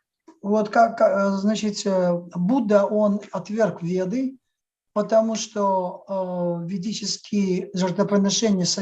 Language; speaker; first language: Russian; native; Russian